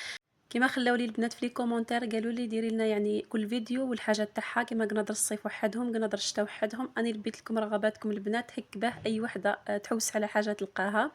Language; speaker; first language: Arabic; native; Arabic